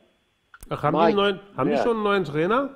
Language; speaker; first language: German; native; German